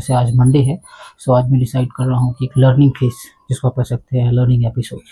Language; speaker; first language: Hindi; native; Hindi